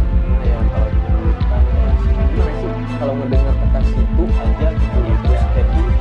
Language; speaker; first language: Indonesian; native; Indonesian